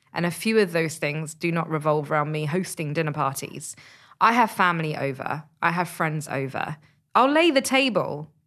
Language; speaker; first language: English; native; English